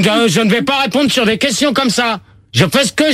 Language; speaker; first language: French; native; French